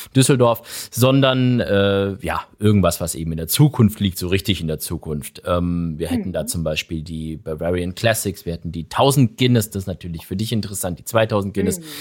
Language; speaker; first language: German; native; German